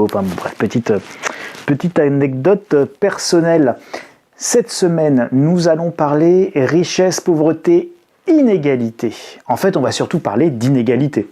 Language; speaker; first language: French; native; French